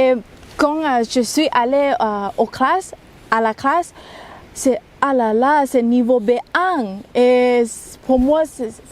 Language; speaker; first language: French; non-native, learner; Thai